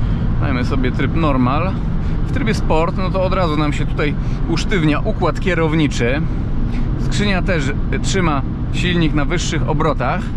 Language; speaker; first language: Polish; native; Polish